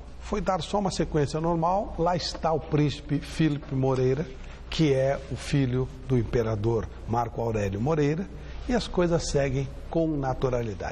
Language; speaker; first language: Portuguese; native; Portuguese